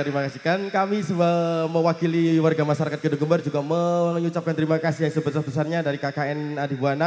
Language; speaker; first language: Indonesian; native; Indonesian